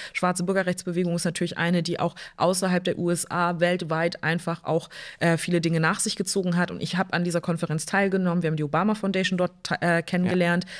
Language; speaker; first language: German; early bilingual, other home language; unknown